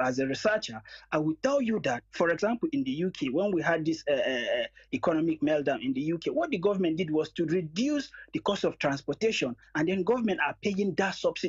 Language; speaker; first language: English; non-native, local second language; Hausa